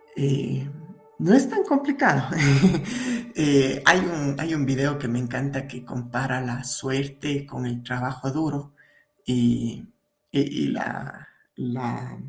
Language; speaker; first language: Spanish; native; Spanish